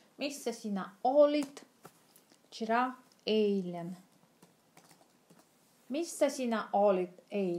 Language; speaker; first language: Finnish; non-native, fluent; Russian